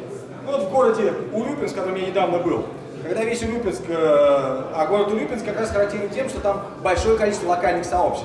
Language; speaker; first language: Russian; native; Russian